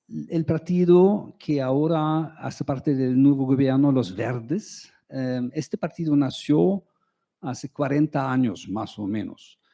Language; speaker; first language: Spanish; non-native, fluent; German